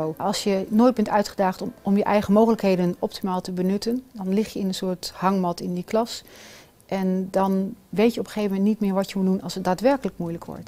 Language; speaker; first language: Dutch; native; Dutch